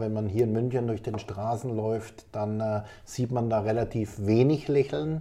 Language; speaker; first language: German; native; German